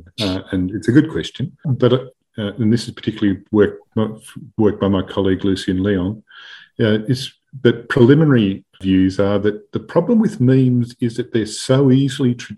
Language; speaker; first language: English; native; English